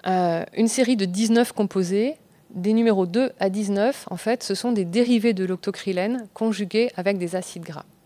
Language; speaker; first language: French; native; French